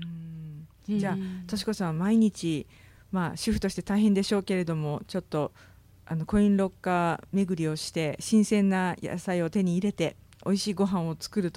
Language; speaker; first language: Japanese; native; Japanese